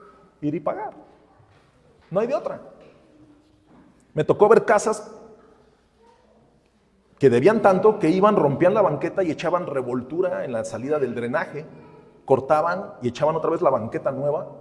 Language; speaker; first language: Spanish; native; Spanish